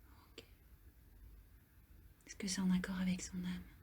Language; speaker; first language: French; native; French